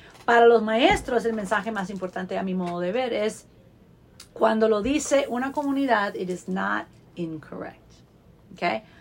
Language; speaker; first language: Spanish; non-native, fluent; English